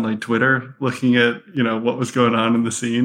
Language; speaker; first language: English; native; English